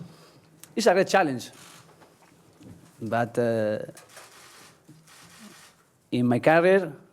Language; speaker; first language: English; non-native, learner; Spanish